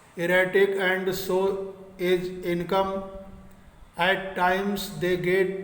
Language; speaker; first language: English; non-native, local second language; Hindi